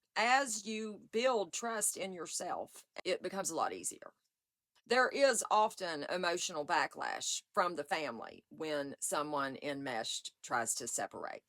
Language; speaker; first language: English; native; English